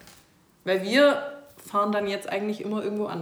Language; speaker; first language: German; native; German